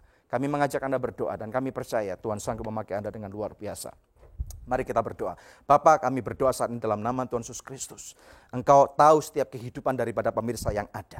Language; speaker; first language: Indonesian; native; Indonesian